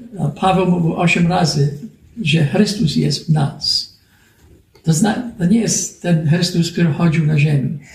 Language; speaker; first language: Polish; early bilingual, heritage; Polish